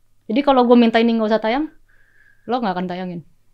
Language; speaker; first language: Indonesian; native; Indonesian